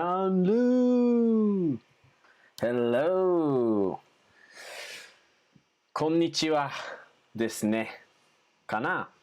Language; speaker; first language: Japanese; non-native, fluent; English